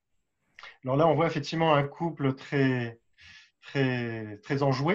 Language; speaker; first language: French; native; French